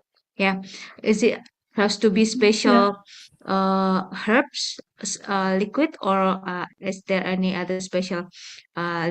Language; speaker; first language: English; non-native, fluent; Indonesian